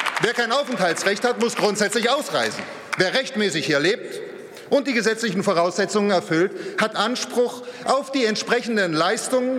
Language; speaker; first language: German; native; German